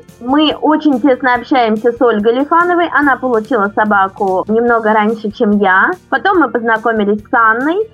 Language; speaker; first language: Russian; native; Russian